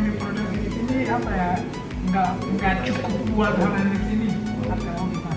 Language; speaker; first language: Indonesian; non-native, learner; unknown